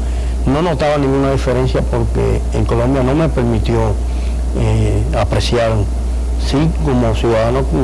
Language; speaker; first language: Spanish; native; Spanish